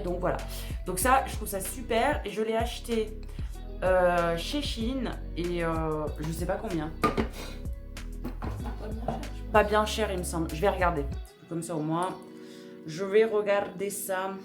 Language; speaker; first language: French; native; French